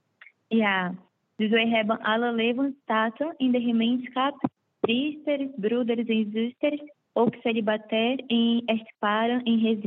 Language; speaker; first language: Dutch; non-native, fluent; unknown